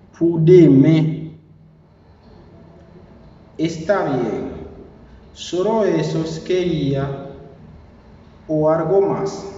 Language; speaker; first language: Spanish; non-native, fluent; Haitian Creole